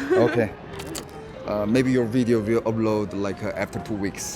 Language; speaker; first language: English; non-native, learner; Korean